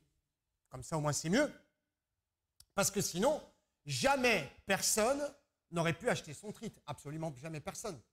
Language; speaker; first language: French; native; French